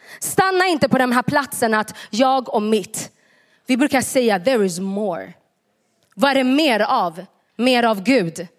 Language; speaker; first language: Swedish; early bilingual, other home language; Tigrinya